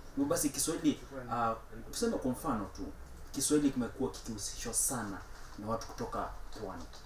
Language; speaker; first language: Swahili; non-native, local second language; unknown